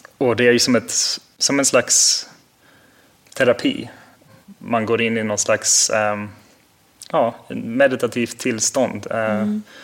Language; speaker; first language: Swedish; early bilingual, heritage; Swedish